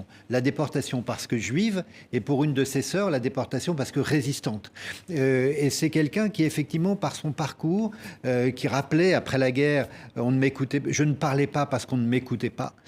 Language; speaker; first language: French; native; French